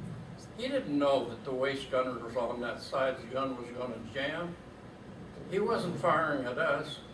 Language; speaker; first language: English; native; English